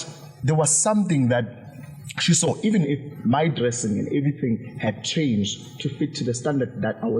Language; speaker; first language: English; non-native, local second language; Zulu